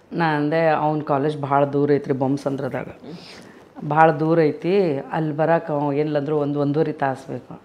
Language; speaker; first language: Kannada; native; Kannada